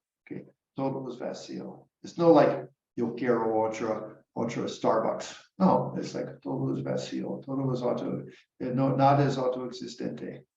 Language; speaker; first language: Spanish; non-native, learner; English